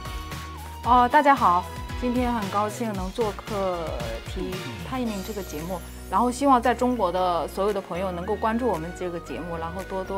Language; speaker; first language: Chinese; native; Chinese